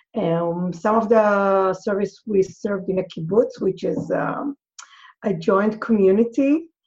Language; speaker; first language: English; non-native, fluent; Hebrew